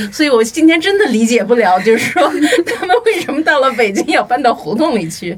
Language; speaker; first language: Chinese; native; Chinese